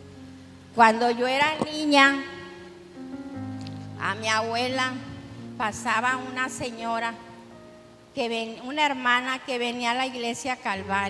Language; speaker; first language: Spanish; native; Spanish